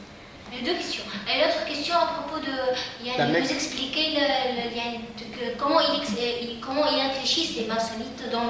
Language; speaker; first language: French; non-native, local second language; Arabic